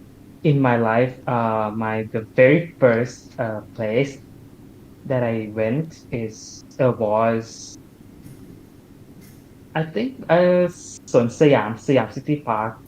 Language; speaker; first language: English; non-native, learner; Thai